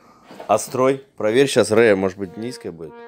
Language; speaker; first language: Russian; native; Russian